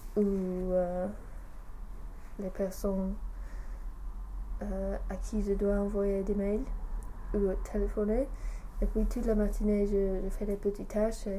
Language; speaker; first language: French; non-native, learner; English